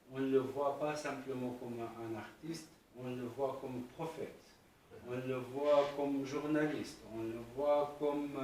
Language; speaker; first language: French; non-native, fluent; Arabic